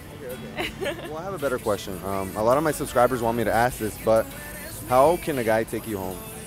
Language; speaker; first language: English; early bilingual, other home language; Spanish